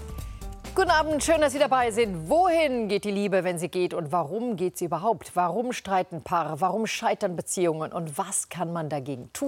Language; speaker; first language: German; native; German